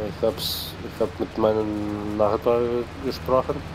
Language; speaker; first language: German; non-native, fluent; Slovenian